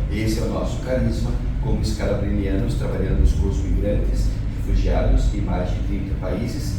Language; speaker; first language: Portuguese; native; Portuguese